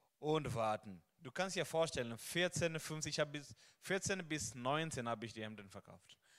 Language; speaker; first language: German; non-native, fluent; Swahili